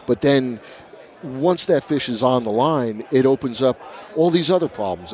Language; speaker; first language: English; native; English